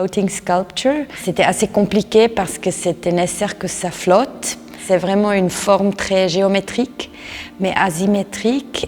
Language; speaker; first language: French; non-native, local second language; German